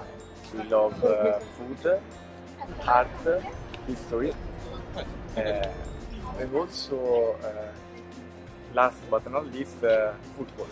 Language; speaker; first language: English; non-native, fluent; Italian